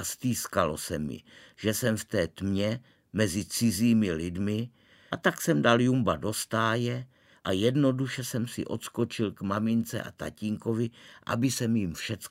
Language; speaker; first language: Czech; native; Czech